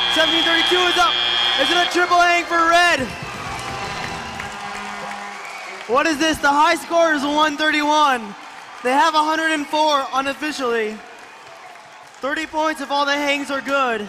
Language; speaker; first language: English; native; English